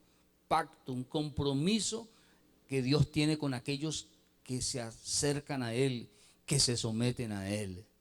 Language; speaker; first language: Spanish; native; Spanish